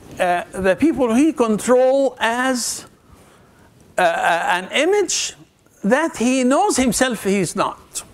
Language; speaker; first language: English; non-native, fluent; Arabic